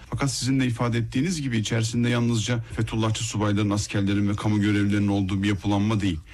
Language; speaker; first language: Turkish; native; Turkish